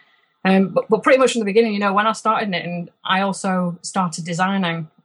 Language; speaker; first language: English; native; English